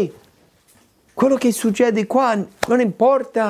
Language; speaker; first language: Italian; non-native, fluent; English